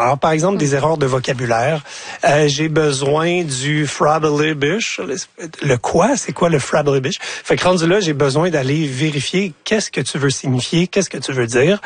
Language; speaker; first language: French; native; French